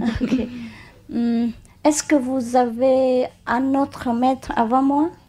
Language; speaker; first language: French; non-native, learner; Vietnamese